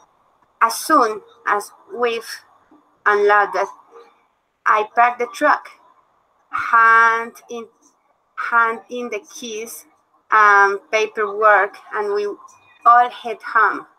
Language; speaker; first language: English; non-native, learner; Spanish